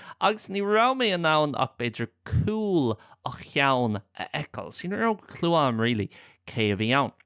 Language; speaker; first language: Irish; non-native, local second language; English